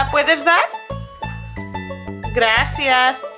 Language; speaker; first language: Spanish; early bilingual, heritage; Spanish